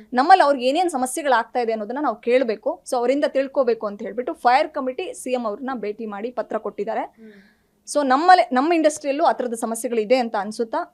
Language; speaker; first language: Kannada; native; Kannada